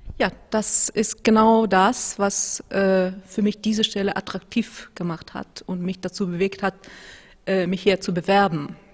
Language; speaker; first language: German; non-native, fluent; Russian